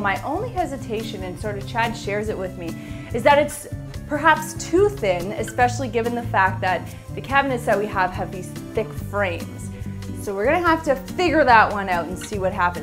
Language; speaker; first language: English; native; English